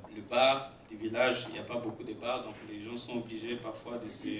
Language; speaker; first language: French; non-native, local second language; Swahili